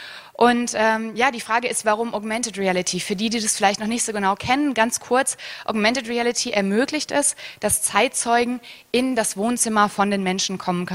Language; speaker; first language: German; native; German